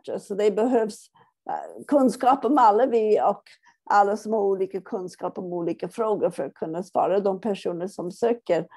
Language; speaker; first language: Swedish; non-native, fluent; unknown